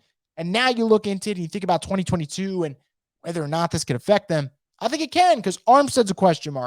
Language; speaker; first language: English; native; English